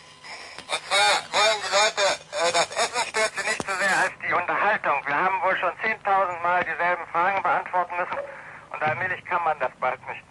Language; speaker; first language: German; native; German